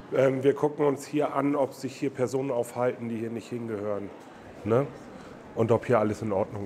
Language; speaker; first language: German; native; German